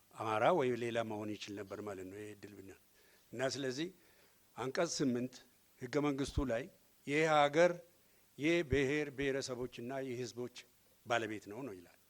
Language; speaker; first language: Amharic; non-native, local second language; Oromo